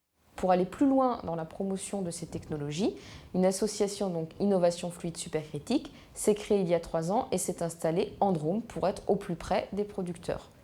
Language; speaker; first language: French; native; French